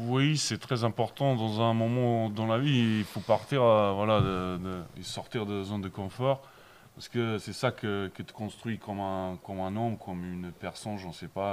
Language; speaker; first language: French; non-native, learner; Bosnian